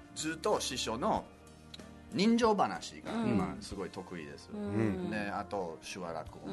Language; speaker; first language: Japanese; non-native, fluent; English